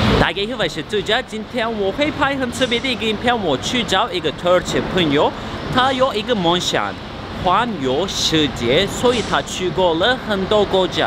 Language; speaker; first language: Chinese; non-native, fluent; Turkish